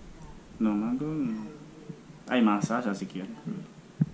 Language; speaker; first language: Spanish; non-native, learner; Chinese